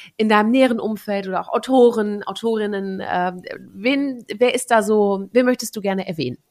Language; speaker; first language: German; native; German